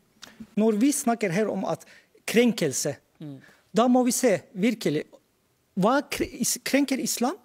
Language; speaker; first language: Norwegian; non-native, fluent; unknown